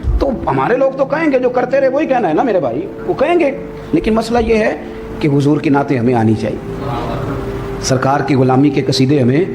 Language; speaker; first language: Urdu; non-native, local second language; Punjabi